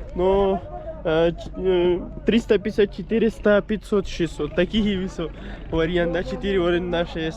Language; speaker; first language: Russian; non-native, learner; Kyrgyz